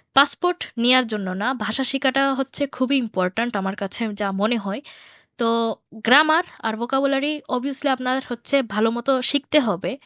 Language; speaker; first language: Bangla; early bilingual, heritage; Bangla